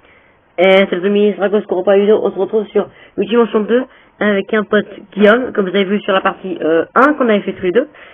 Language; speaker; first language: French; native; French